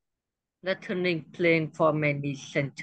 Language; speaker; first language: English; non-native, learner; Vietnamese